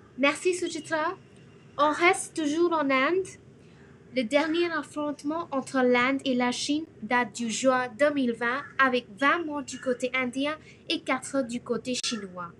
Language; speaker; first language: French; non-native, learner; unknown